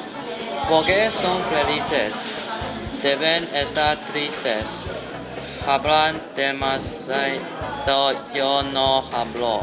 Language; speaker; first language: Spanish; non-native, learner; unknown